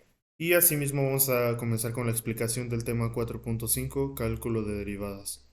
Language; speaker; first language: Spanish; native; Spanish